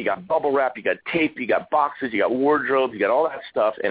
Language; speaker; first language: English; native; English